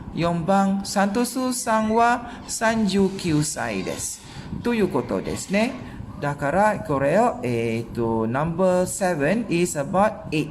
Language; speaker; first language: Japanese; non-native, fluent; Malay